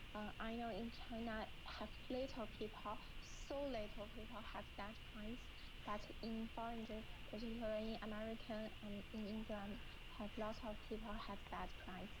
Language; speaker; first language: English; non-native, learner; Chinese